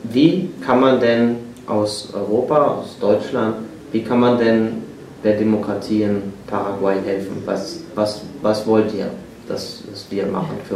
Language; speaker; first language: German; native; German